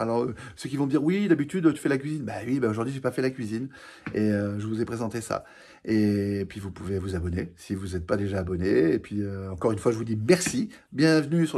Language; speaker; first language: French; native; French